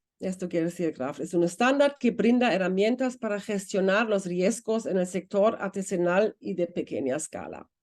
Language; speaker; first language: Spanish; non-native, fluent; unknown